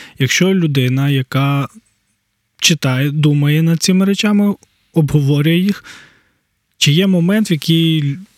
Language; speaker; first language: Ukrainian; native; Ukrainian